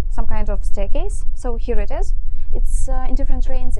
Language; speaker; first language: English; non-native, fluent; Russian